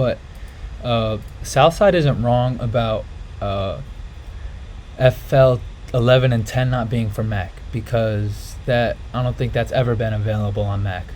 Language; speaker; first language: English; native; English